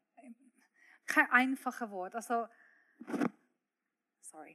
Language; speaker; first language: German; non-native, fluent; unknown